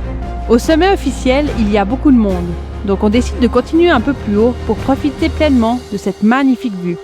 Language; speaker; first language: French; native; French